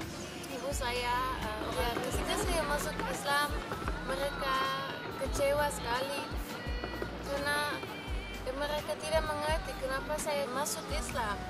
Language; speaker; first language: Indonesian; non-native, learner; Dutch